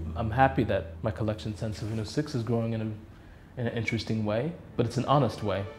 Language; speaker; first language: English; native; English